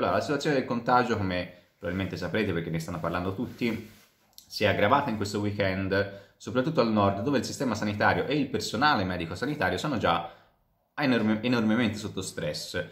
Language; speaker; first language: Italian; native; Italian